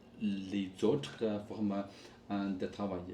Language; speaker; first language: French; non-native, learner; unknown